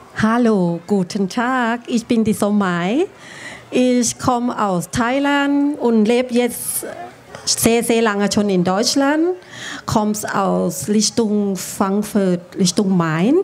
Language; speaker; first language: German; non-native, fluent; Thai